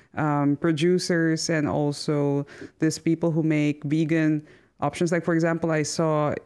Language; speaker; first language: English; non-native, local second language; Filipino